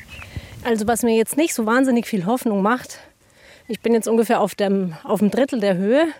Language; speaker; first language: German; native; German